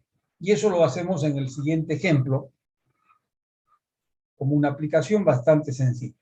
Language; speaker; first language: Spanish; native; Spanish